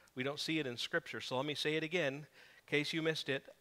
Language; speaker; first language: English; native; English